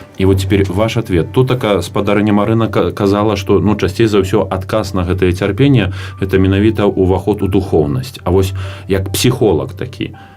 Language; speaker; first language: Belarusian; native; Belarusian